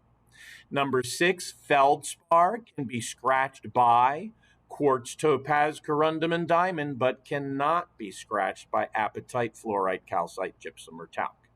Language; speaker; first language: English; native; English